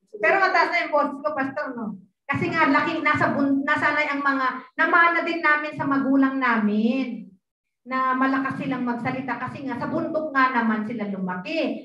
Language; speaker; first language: Filipino; non-native, local second language; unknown